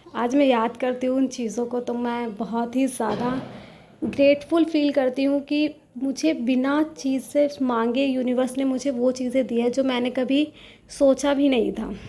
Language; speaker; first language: Hindi; native; Hindi